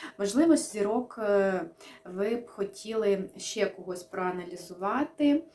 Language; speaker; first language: Ukrainian; non-native, local second language; Russian